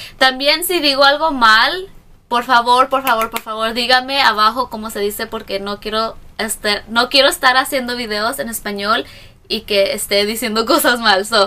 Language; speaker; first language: Spanish; early bilingual, heritage; Spanish